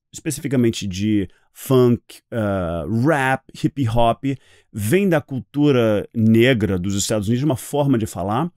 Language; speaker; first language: Portuguese; non-native, fluent; English